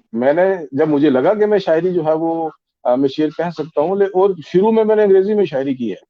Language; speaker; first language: Urdu; non-native, local second language; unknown